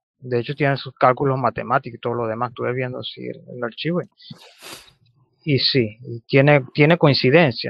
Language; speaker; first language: Spanish; native; Spanish